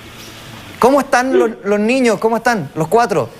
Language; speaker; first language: Spanish; native; Spanish